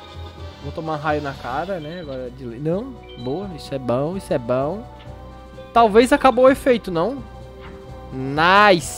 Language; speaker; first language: Portuguese; native; Portuguese